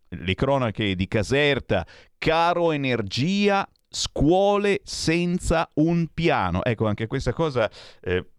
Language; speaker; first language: Italian; non-native, fluent; Portuguese